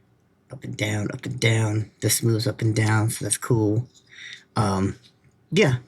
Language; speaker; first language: English; native; English